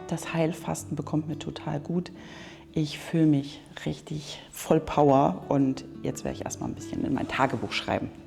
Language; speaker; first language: German; native; German